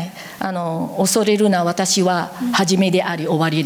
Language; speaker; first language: Japanese; non-native, learner; Korean